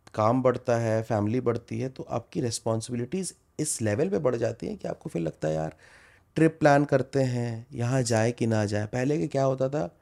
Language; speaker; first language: Hindi; non-native, local second language; Bangla